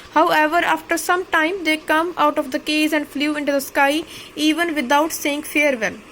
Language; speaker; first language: English; non-native, local second language; Punjabi